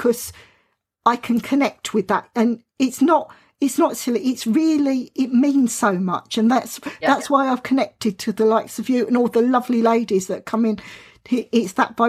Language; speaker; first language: English; native; English